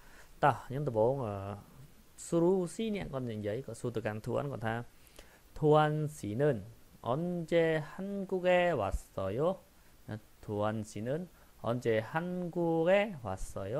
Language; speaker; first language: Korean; non-native, fluent; Khmer